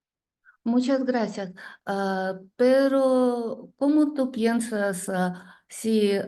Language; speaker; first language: Spanish; non-native, learner; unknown